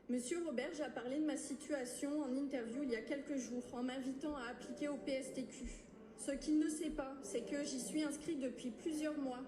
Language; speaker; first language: French; native; French